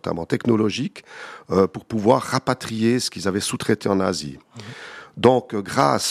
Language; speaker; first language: French; native; French